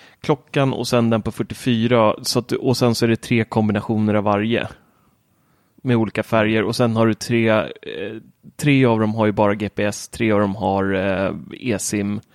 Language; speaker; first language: Swedish; native; Swedish